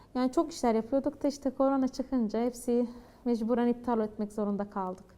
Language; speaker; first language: Turkish; native; Turkish